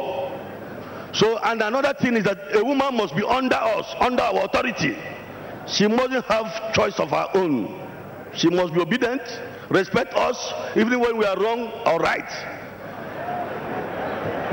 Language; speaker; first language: English; non-native, local second language; Igbo